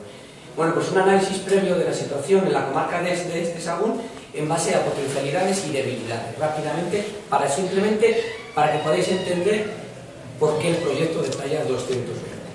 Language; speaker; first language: Spanish; native; Spanish